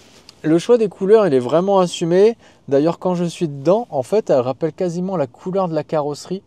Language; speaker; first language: French; native; French